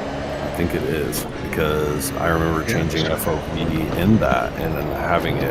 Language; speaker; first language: English; native; English